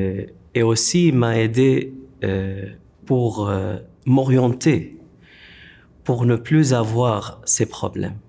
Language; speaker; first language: French; non-native, fluent; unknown